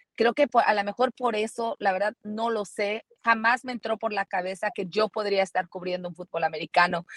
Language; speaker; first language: Spanish; early bilingual, heritage; Spanish